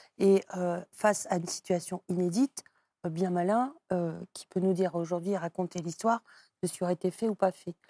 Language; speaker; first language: French; native; French